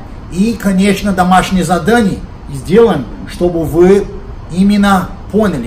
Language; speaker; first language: Russian; non-native, learner; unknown